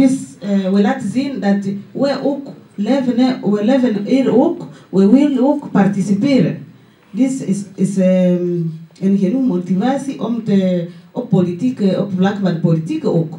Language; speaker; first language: Dutch; non-native, learner; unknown